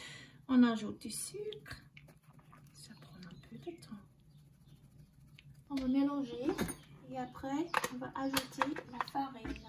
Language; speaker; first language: French; non-native, learner; English